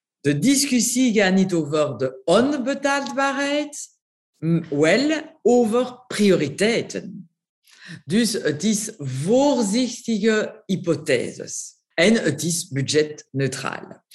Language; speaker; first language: Dutch; non-native, local second language; French